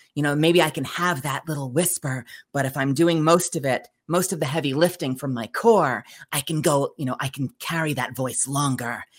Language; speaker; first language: English; native; English